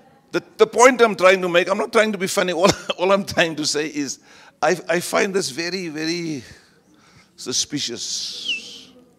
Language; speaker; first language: English; non-native, local second language; Afrikaans